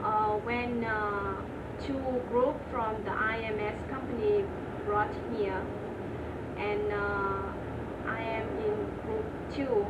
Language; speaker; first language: English; non-native, learner; Vietnamese